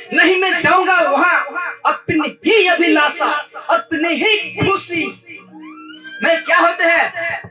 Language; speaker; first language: Hindi; non-native, local second language; Odia